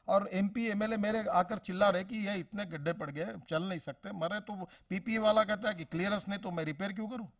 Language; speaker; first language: Hindi; non-native, local second language; Marathi